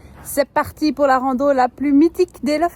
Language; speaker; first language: French; native; French